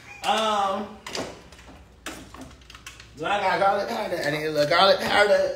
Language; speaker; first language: English; native; English